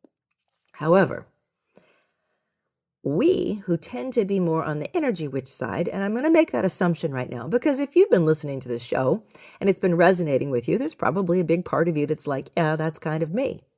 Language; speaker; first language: English; native; English